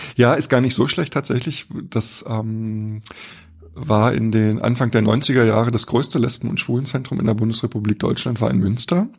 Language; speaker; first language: German; native; German